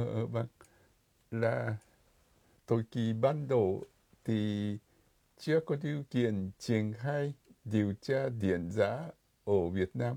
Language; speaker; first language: Vietnamese; non-native, fluent; Japanese